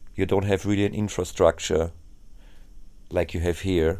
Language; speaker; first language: English; non-native, fluent; German